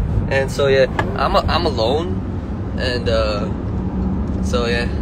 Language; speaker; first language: English; early bilingual, other home language; Korean